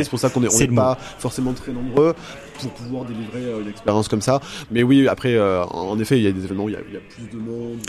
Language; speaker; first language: French; native; French